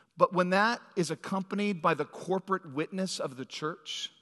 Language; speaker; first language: English; native; English